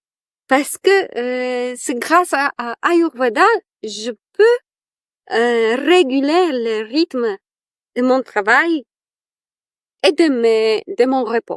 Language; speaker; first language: French; non-native, fluent; Polish